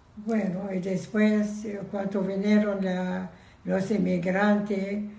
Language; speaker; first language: Spanish; non-native, learner; Persian